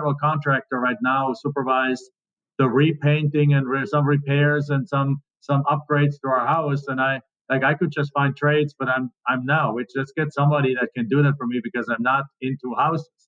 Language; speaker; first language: English; non-native, fluent; German